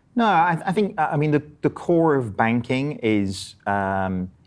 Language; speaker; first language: English; native; English